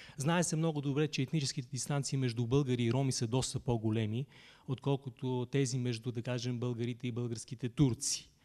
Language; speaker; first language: Bulgarian; native; Bulgarian